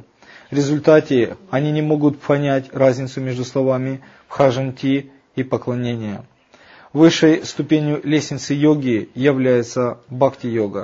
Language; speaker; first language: Russian; native; Russian